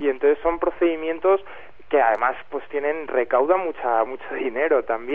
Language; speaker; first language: Spanish; native; Spanish